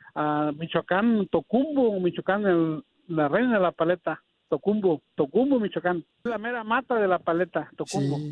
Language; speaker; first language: Spanish; native; Spanish